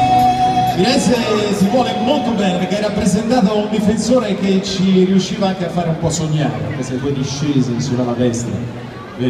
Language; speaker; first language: Italian; native; Italian